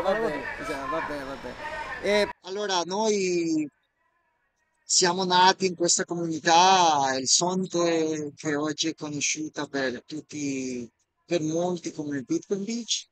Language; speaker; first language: Italian; non-native, fluent; Spanish